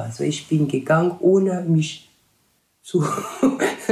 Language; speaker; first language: German; non-native, fluent; French